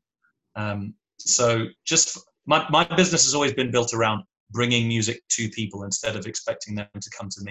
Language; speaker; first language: English; native; English